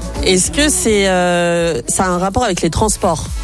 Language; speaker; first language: French; native; French